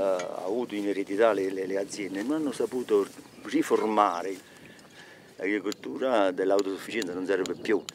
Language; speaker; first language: Italian; native; Italian